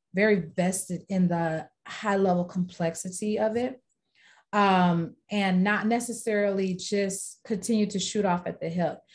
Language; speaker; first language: English; native; English